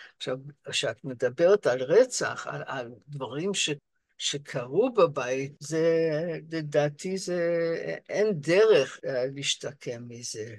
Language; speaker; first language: Hebrew; non-native, fluent; English